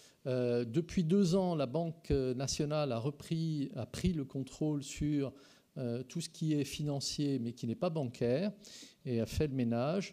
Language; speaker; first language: French; native; French